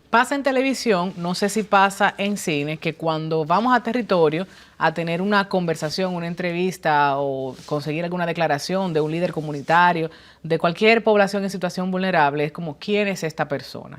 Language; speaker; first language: Spanish; native; Spanish